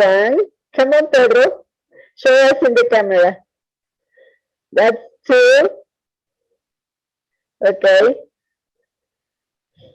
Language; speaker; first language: English; non-native, fluent; Spanish